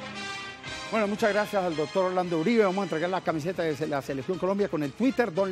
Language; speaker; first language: Spanish; native; Spanish